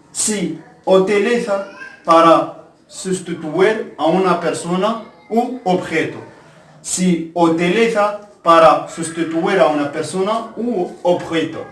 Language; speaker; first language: Spanish; non-native, fluent; Arabic